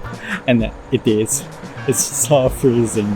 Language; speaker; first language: English; non-native, learner; Japanese